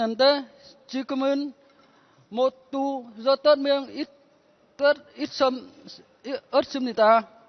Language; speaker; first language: Korean; non-native, learner; Vietnamese